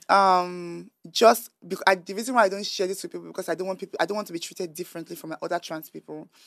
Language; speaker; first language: English; non-native, local second language; Yoruba